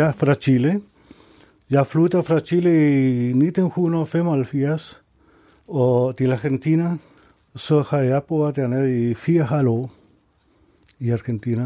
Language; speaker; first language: Danish; non-native, learner; Spanish